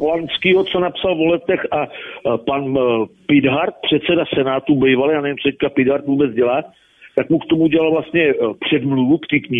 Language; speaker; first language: Czech; native; Czech